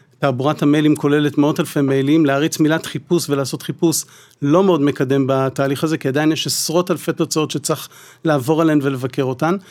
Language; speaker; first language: Hebrew; native; Hebrew